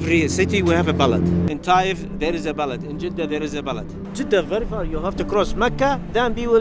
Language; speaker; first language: English; non-native, learner; Arabic